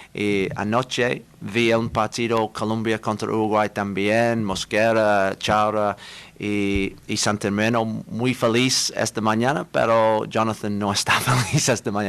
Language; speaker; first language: Spanish; non-native, learner; English